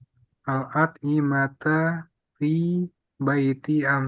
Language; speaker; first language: Arabic; non-native, learner; Indonesian